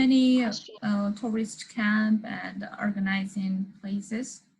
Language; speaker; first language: English; non-native, learner; Mongolian